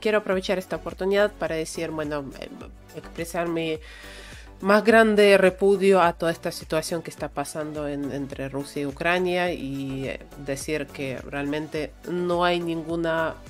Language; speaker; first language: Spanish; non-native, fluent; Russian